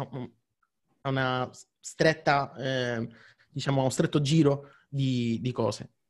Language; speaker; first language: Italian; native; Italian